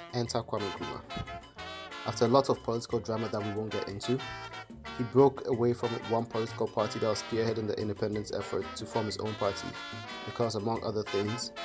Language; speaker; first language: English; non-native, local second language; Akan